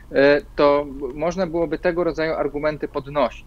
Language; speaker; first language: Polish; native; Polish